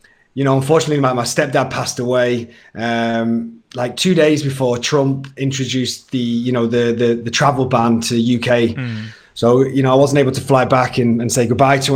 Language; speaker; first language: English; native; English